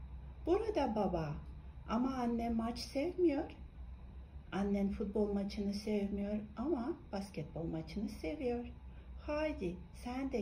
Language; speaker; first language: Turkish; non-native, fluent; Kazakh